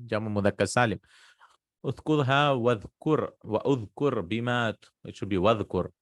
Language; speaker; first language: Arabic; non-native, fluent; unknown